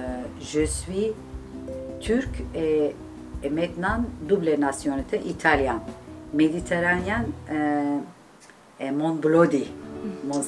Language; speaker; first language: French; non-native, learner; Turkish